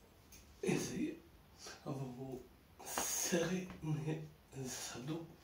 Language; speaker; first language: French; non-native, fluent; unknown